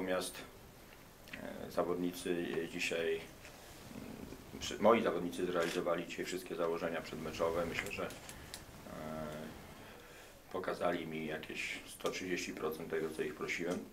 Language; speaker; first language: Polish; native; Polish